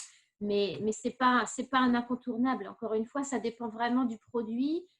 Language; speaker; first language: French; native; French